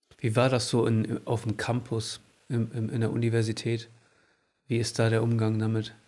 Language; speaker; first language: German; early bilingual, other home language; Portuguese